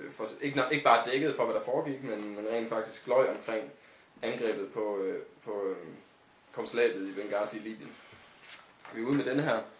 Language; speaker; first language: Danish; native; Danish